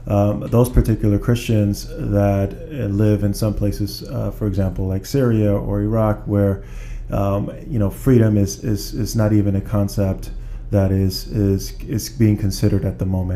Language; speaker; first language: English; native; English